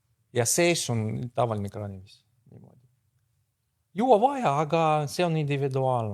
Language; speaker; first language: Estonian; non-native, fluent; Russian